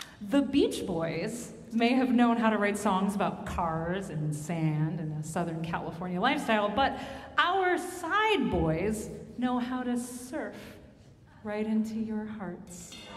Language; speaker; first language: English; early bilingual, other home language; Spanish